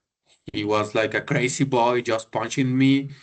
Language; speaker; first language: English; non-native, learner; Spanish